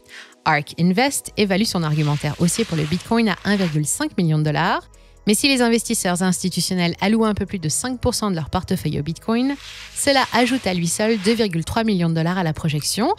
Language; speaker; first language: French; native; French